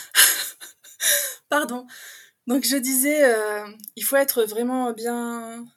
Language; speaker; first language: French; native; French